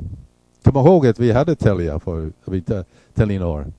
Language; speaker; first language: Swedish; non-native, fluent; English